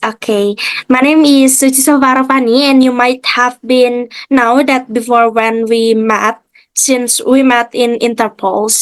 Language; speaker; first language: English; non-native, fluent; Indonesian